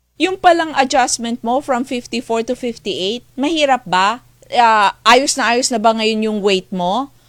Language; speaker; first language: Filipino; native; Filipino